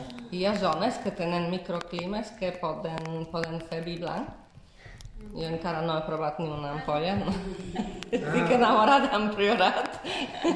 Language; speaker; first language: Catalan; non-native, fluent; Polish